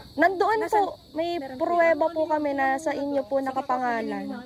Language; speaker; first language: Filipino; native; Filipino